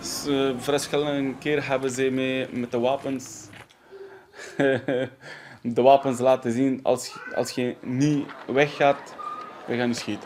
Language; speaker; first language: Dutch; non-native, learner; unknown